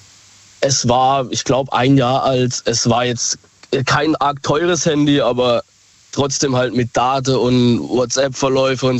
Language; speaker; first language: German; native; German